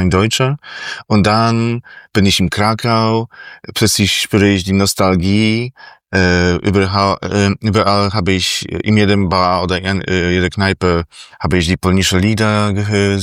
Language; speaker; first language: German; non-native, fluent; Polish